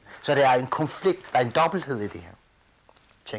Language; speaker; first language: Danish; early bilingual, other home language; Kurdish